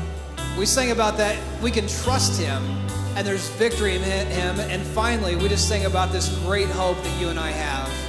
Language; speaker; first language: English; native; English